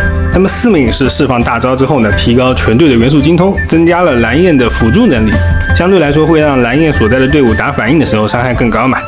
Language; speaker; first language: Chinese; native; Chinese